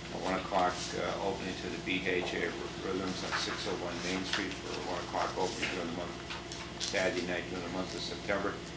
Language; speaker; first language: English; native; English